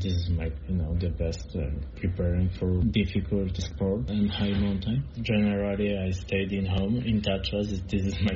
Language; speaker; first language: English; non-native, learner; Polish